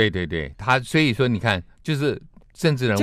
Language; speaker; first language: Chinese; native; Chinese